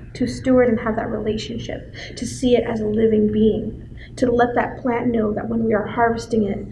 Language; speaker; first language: English; native; English